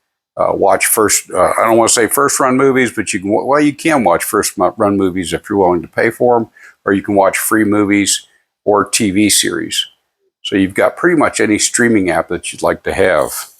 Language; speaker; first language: English; native; English